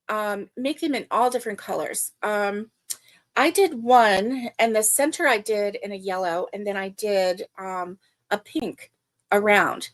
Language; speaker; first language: English; native; English